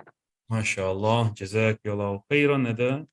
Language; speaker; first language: Arabic; non-native, fluent; English